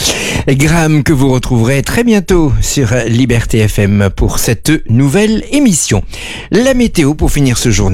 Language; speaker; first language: French; native; French